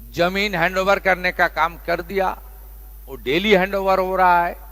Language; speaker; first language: Hindi; non-native, local second language; Bangla